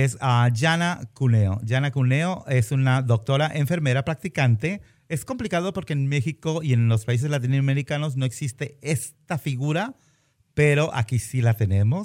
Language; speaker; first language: Spanish; native; Spanish